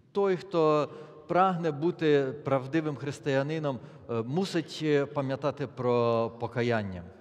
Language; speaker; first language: Polish; non-native, learner; Ukrainian